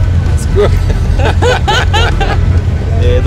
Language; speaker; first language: Russian; native; Russian